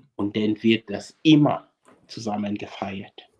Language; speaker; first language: German; non-native, fluent; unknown